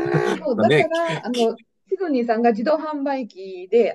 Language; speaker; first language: Japanese; native; Japanese